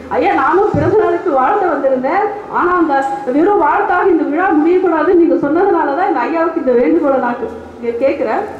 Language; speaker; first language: Tamil; non-native, local second language; Badaga